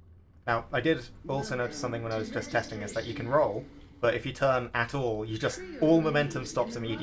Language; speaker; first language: English; native; English